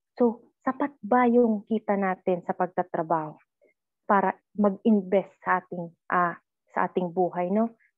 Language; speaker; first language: Filipino; native; Filipino